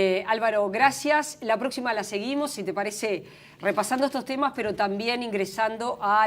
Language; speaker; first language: Spanish; native; Spanish